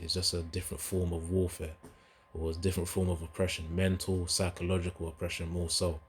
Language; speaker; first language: English; native; English